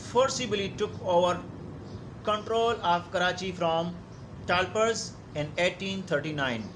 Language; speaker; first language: English; non-native, local second language; Urdu